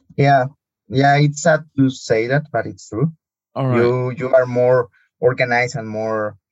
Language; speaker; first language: English; non-native, learner; Spanish